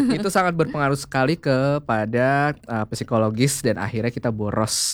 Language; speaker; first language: Indonesian; native; Indonesian